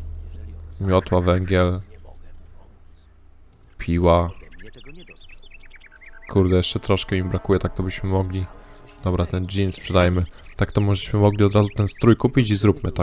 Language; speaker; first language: Polish; native; Polish